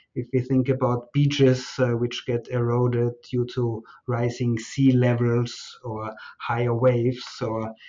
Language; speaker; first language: English; non-native, fluent; German